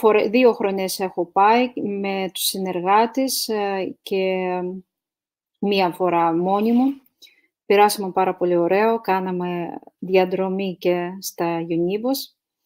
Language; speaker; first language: Greek; non-native, fluent; Russian